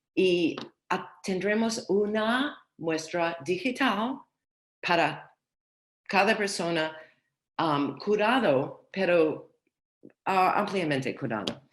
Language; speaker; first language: Spanish; non-native, learner; English